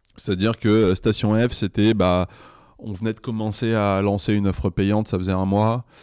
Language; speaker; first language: French; native; French